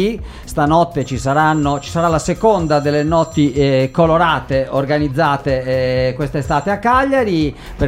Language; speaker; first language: Italian; native; Italian